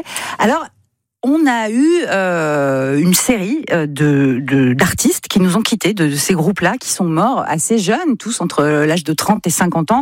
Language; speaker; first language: French; native; French